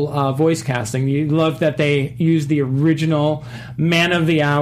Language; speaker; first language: English; native; English